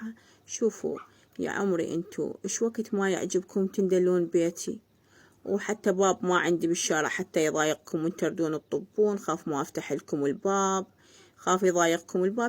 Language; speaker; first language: Arabic; native; Arabic